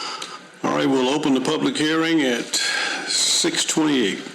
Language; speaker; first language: English; native; English